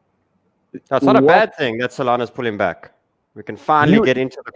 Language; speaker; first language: English; native; English